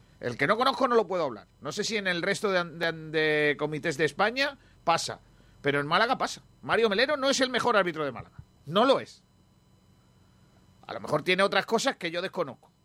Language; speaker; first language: Spanish; native; Spanish